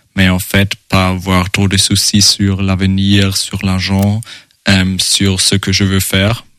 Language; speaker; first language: French; non-native, fluent; German